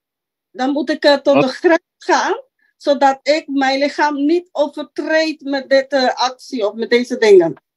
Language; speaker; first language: Dutch; non-native, local second language; Papiamento